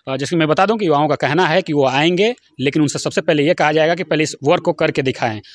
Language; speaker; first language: Hindi; native; Hindi